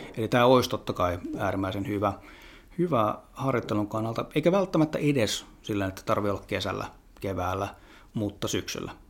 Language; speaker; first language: Finnish; native; Finnish